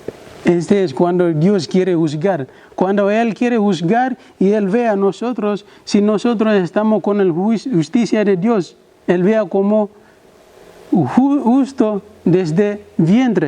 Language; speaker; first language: Spanish; non-native, learner; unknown